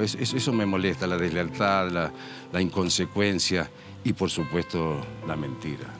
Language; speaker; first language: Spanish; native; Spanish